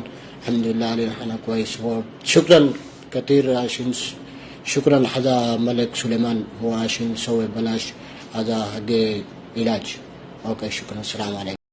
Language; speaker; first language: Arabic; non-native, learner; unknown